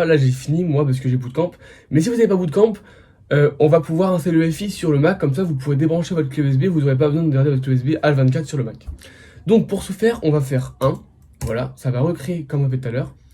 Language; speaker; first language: French; native; French